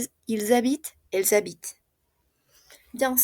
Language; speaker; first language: French; non-native, fluent; Spanish